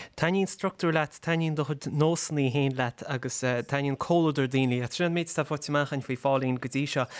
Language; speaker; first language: Irish; native; Irish